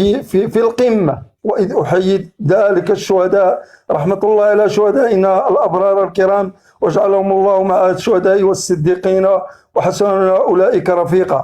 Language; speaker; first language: Arabic; native; Arabic